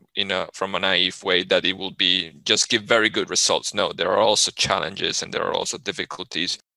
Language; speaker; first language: English; non-native, fluent; Spanish